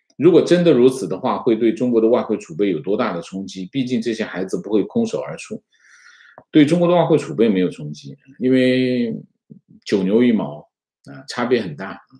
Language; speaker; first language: Chinese; native; Chinese